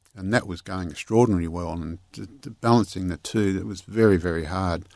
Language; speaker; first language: English; native; English